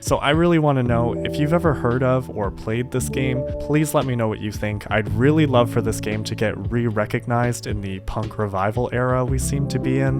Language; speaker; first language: English; native; English